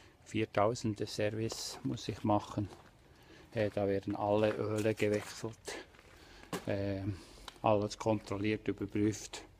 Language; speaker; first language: German; native; German